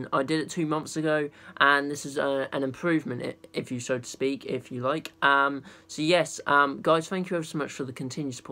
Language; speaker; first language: English; native; English